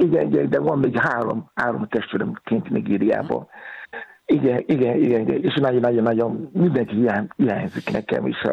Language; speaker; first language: Hungarian; non-native, fluent; Yoruba